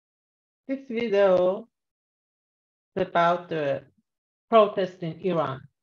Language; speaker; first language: English; non-native, learner; Persian